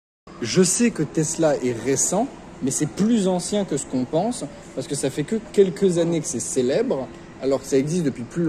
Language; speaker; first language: French; native; French